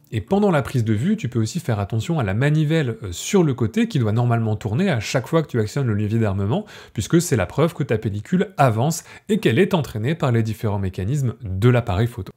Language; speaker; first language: French; native; French